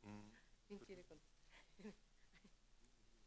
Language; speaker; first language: Spanish; native; Spanish